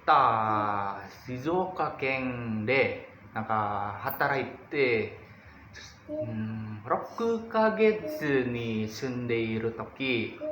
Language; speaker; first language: Japanese; non-native, learner; Indonesian